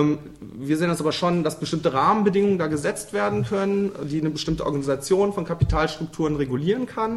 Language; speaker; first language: German; native; German